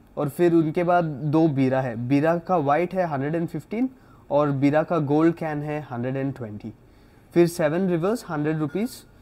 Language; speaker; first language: Hindi; non-native, local second language; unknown